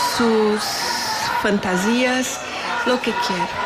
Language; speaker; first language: Spanish; non-native, fluent; Portuguese